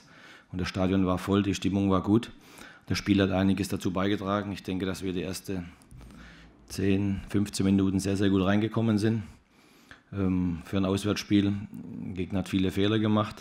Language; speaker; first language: German; native; German